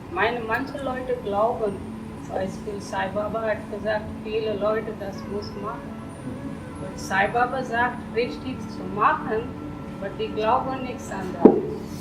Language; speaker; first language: German; non-native, learner; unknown